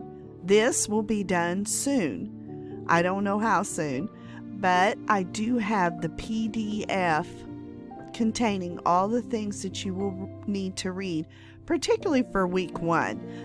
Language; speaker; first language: English; native; English